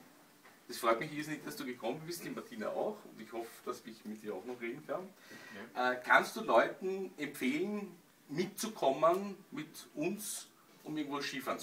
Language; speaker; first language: German; native; German